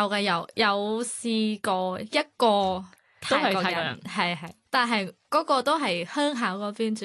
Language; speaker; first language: Cantonese; non-native, fluent; Thai